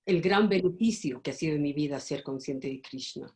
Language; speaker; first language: Spanish; native; Spanish